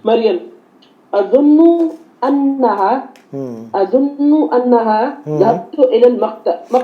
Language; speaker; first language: Arabic; non-native, learner; Urdu